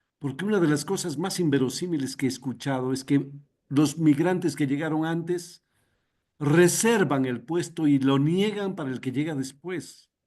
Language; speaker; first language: Spanish; native; Spanish